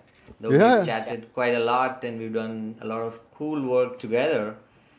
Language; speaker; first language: English; native; English